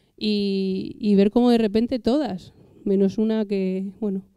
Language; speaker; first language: Spanish; native; Spanish